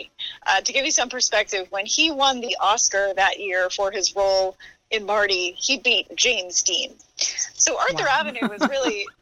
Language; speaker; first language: English; native; English